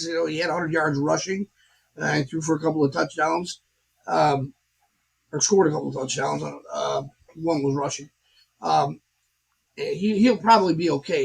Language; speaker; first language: English; native; English